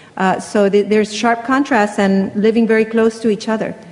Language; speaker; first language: English; native; English